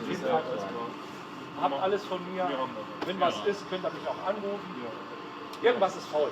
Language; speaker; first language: German; native; German